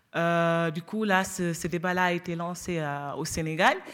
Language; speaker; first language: French; non-native, local second language; Wolof